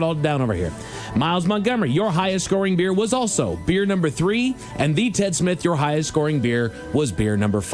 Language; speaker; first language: English; native; English